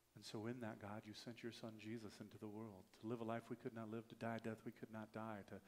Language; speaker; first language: English; native; English